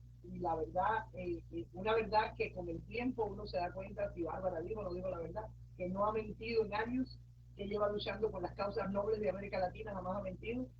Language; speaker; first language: Spanish; native; Spanish